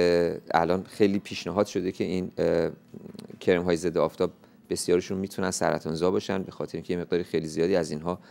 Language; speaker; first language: Persian; native; Persian